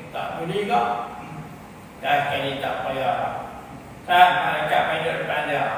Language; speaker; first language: Malay; native; Malay